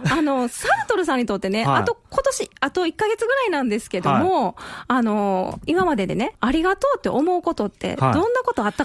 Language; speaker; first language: Japanese; native; Japanese